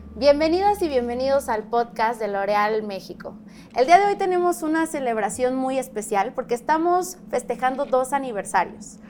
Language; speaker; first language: Spanish; native; Spanish